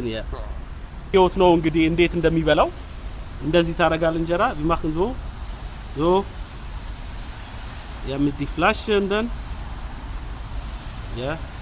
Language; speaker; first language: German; non-native, learner; Amharic